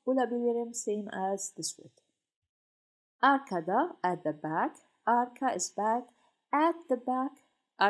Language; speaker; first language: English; non-native, fluent; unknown